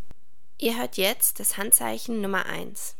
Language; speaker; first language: German; native; German